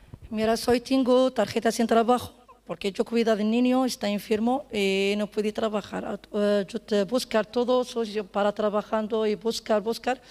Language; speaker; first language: Spanish; non-native, learner; Arabic